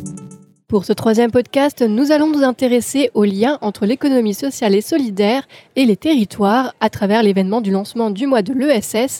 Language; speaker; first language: French; native; French